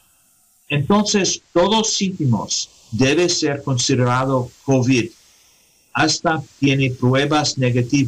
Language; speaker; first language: Spanish; non-native, learner; English